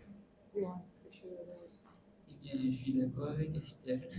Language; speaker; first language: French; non-native, local second language; Morisyen